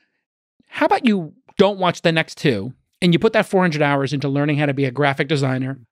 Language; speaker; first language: English; native; English